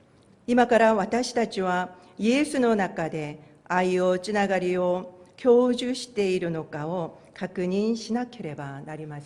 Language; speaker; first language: Japanese; non-native, fluent; Korean